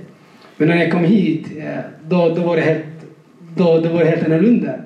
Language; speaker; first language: Swedish; non-native, fluent; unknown